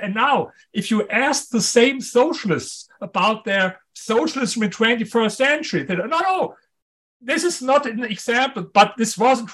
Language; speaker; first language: English; non-native, fluent; German